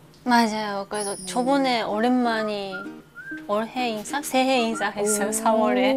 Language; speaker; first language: Korean; non-native, learner; Japanese